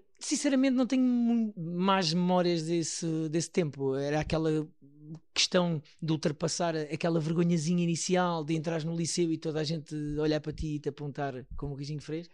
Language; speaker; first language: Portuguese; native; Portuguese